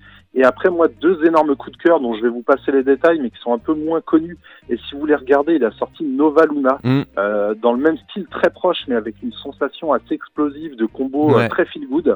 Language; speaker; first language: French; native; French